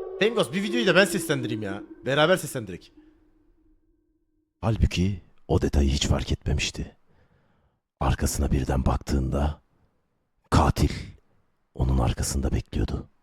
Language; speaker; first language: Turkish; native; Turkish